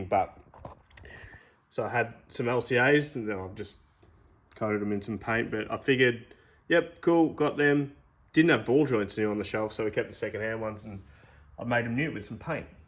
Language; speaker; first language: English; native; English